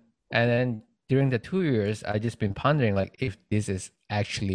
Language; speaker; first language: English; non-native, local second language; Chinese